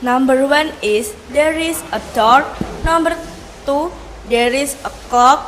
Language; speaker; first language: English; non-native, learner; Indonesian